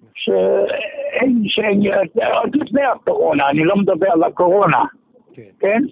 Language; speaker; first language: Hebrew; non-native, fluent; German